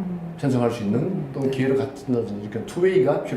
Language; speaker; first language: Korean; native; Korean